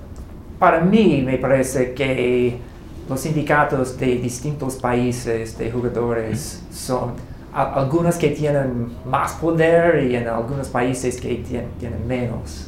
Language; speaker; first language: Spanish; non-native, learner; English